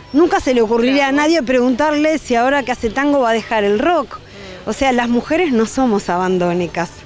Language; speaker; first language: Spanish; native; Spanish